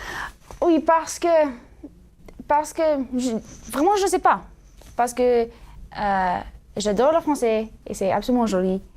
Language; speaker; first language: French; non-native, learner; English